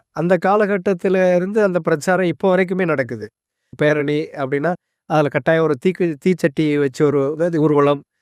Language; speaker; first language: Tamil; native; Tamil